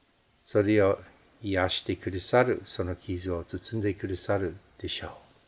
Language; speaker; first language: Japanese; non-native, fluent; English